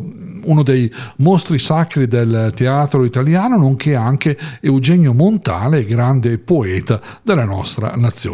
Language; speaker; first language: Italian; native; Italian